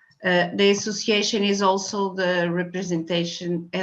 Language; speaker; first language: English; non-native, fluent; Portuguese